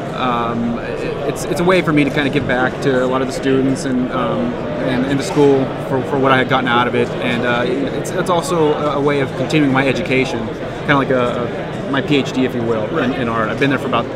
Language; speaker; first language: English; native; English